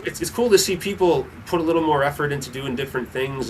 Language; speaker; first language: English; native; English